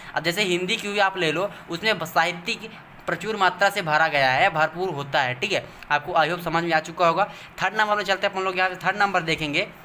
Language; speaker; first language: Hindi; native; Hindi